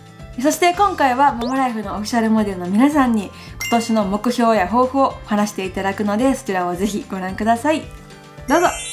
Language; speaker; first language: Japanese; native; Japanese